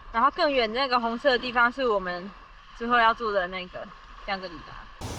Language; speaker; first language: Chinese; native; Chinese